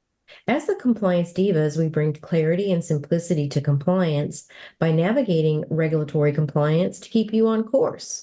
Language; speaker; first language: English; native; English